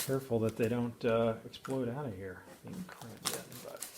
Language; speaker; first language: English; native; English